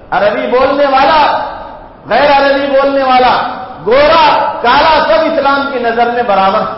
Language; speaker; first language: Urdu; native; Urdu